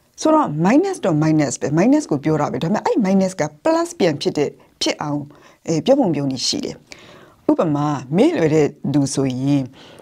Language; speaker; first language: Burmese; native; Burmese